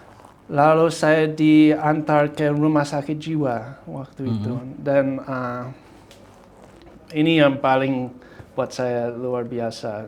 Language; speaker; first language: Indonesian; non-native, fluent; English